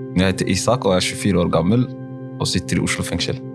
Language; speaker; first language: Norwegian; early bilingual, other home language; Somali